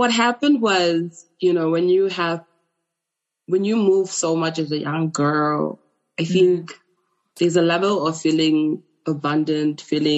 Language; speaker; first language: English; non-native, local second language; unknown